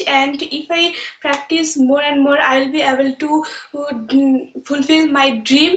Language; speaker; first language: English; non-native, learner; Bangla